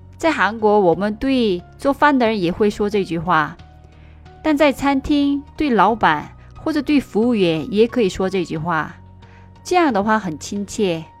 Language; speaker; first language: Chinese; non-native, fluent; Korean